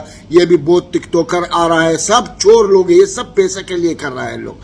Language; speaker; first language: Hindi; non-native, learner; Arabic